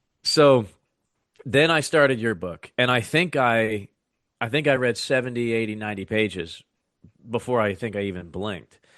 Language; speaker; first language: English; native; English